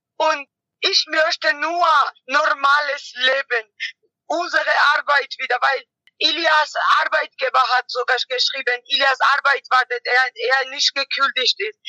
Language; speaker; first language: German; non-native, learner; Georgian